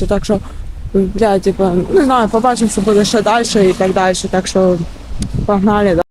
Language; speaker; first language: Ukrainian; native; Ukrainian